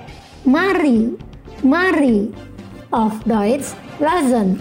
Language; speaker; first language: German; non-native, fluent; Indonesian